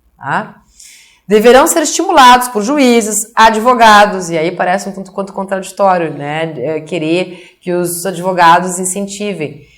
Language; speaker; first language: Portuguese; native; Portuguese